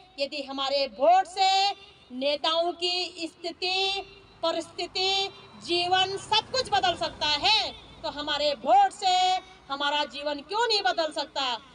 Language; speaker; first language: Hindi; native; Hindi